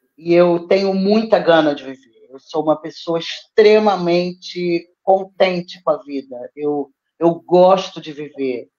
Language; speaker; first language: Portuguese; native; Portuguese